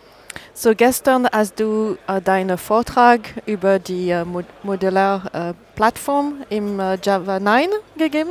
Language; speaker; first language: German; non-native, learner; English